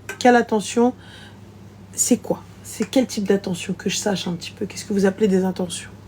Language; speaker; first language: French; native; French